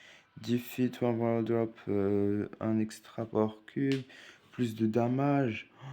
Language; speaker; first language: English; non-native, learner; French